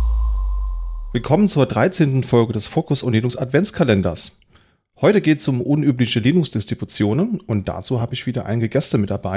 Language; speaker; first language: German; native; German